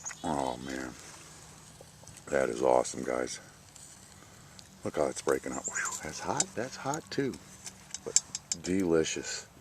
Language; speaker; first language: English; native; English